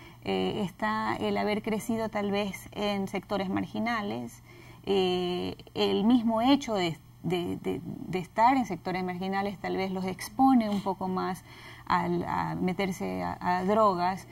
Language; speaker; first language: Spanish; native; Spanish